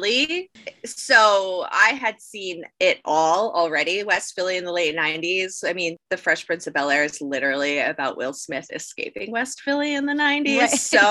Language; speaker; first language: English; native; English